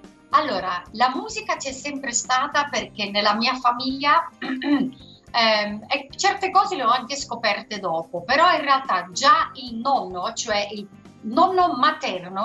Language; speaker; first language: Italian; non-native, fluent; Dutch